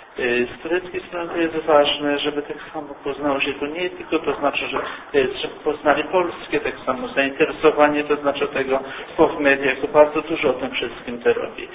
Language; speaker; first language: Polish; early bilingual, heritage; Polish